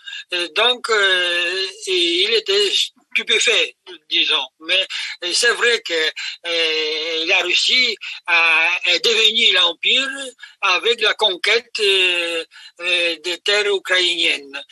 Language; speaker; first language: French; non-native, fluent; Polish